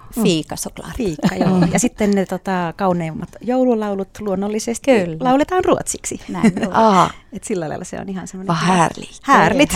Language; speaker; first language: Finnish; non-native, local second language; Swedish